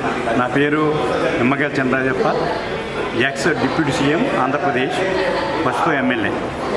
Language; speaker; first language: Telugu; native; Telugu